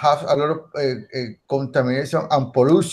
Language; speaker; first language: English; non-native, learner; Spanish